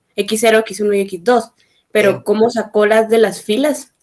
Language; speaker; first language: Spanish; native; Spanish